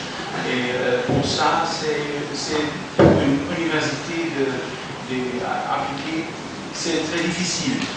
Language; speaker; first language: French; non-native, fluent; German